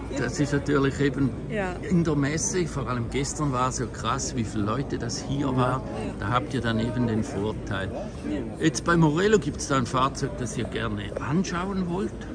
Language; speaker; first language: German; native; German